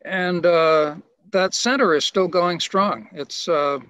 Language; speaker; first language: English; native; English